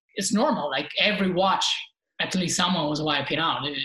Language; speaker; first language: English; non-native, fluent; Italian